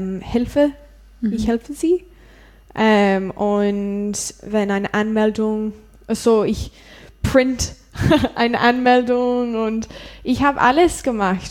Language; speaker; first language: German; non-native, learner; English